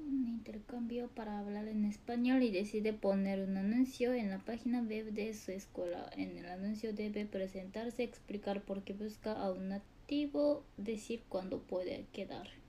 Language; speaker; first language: Spanish; non-native, learner; Japanese